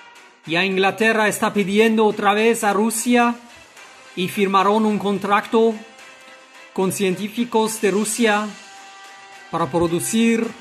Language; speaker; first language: Spanish; non-native, fluent; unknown